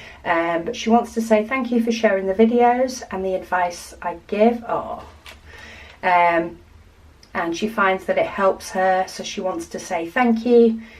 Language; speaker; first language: English; native; English